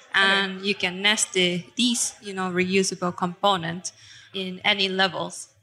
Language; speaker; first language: English; non-native, fluent; Japanese